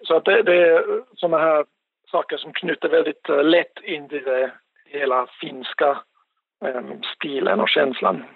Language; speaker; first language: Swedish; non-native, local second language; Finnish